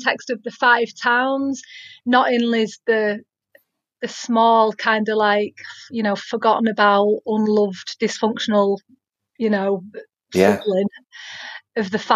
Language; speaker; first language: English; native; English